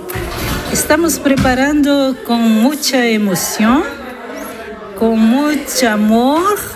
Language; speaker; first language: Spanish; non-native, learner; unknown